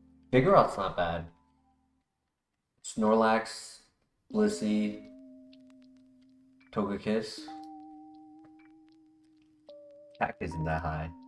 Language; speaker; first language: English; native; English